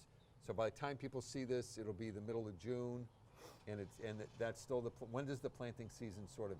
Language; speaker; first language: English; native; English